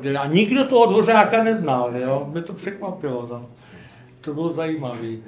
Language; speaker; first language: Czech; non-native, local second language; Polish